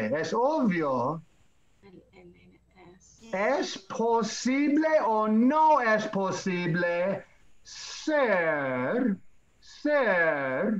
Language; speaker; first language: Spanish; non-native, fluent; English